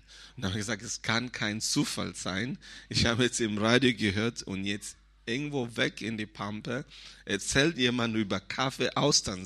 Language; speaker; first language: German; non-native, fluent; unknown